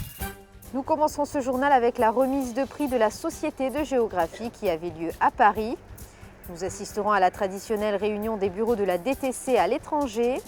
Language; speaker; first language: French; native; French